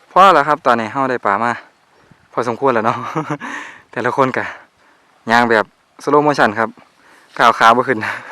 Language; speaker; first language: Thai; native; Thai